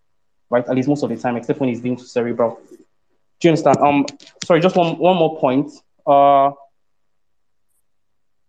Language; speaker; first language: English; non-native, local second language; Yoruba